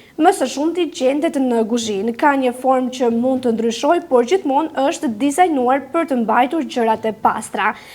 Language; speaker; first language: Albanian; native; Albanian